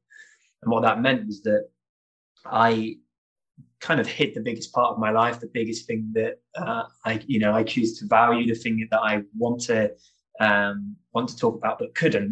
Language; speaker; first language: English; native; English